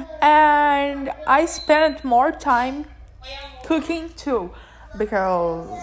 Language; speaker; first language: English; non-native, learner; Portuguese